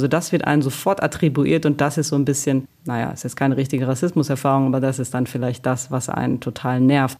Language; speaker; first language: German; early bilingual, other home language; Italian